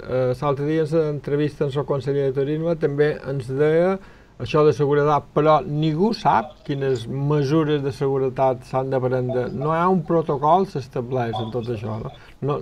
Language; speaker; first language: Catalan; native; Catalan